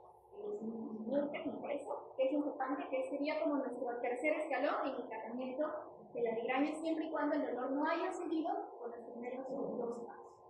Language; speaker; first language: Spanish; native; Spanish